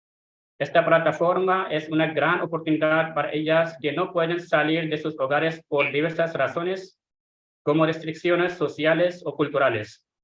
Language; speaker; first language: Spanish; non-native, fluent; Hindi